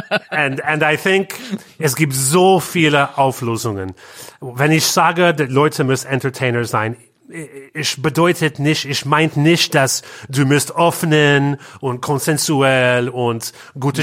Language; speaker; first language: German; non-native, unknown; English